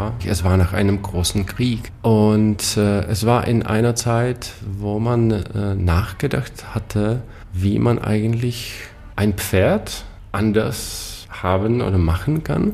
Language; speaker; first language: German; non-native, fluent; Czech